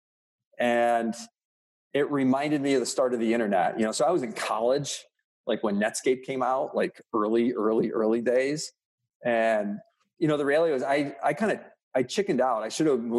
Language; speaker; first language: English; native; English